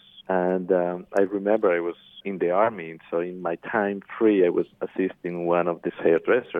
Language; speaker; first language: English; non-native, fluent; Spanish